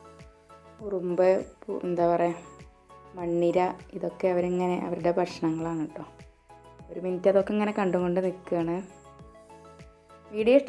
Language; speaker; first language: Malayalam; native; Malayalam